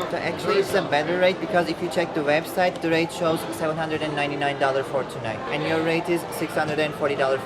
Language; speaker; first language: English; non-native, fluent; Turkish